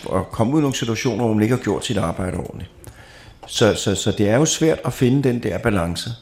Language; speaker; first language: Danish; non-native, fluent; Romanian